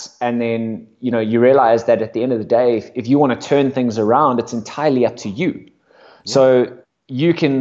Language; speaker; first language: English; native; English